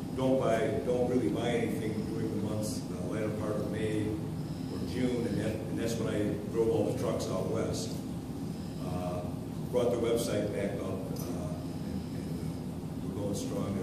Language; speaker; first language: English; native; English